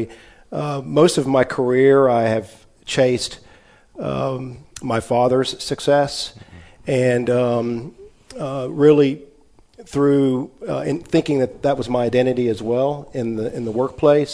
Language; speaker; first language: English; native; English